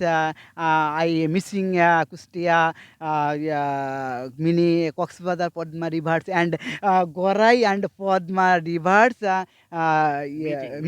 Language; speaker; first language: English; non-native, learner; Bangla